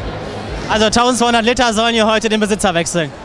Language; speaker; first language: German; native; German